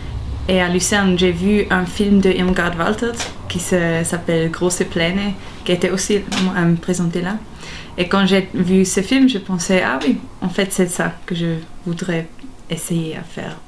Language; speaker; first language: French; non-native, local second language; German